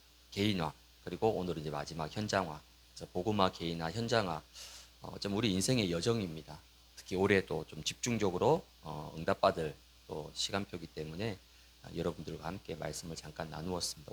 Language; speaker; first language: Korean; native; Korean